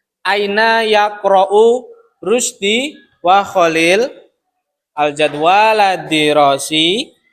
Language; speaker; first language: Arabic; non-native, learner; Indonesian